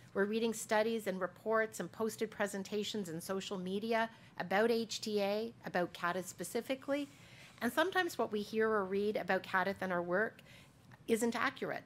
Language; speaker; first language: English; native; English